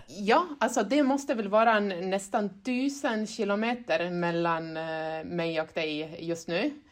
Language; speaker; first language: Swedish; non-native, fluent; Estonian